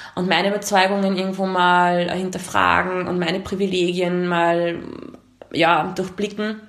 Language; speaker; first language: German; early bilingual, other home language; Hungarian